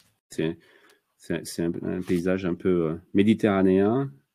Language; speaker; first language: English; non-native, fluent; French